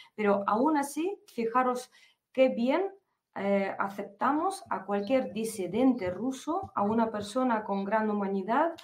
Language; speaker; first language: Spanish; non-native, fluent; Ukrainian